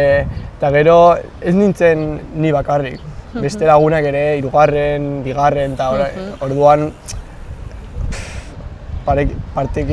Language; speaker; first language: Basque; non-native, local second language; Spanish